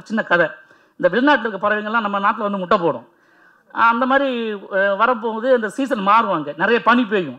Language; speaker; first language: Tamil; native; Tamil